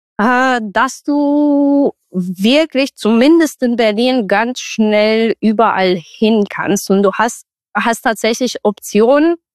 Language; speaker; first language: German; non-native, fluent; Romanian